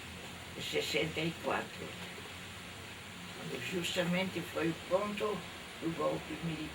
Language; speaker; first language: Portuguese; non-native, fluent; Dutch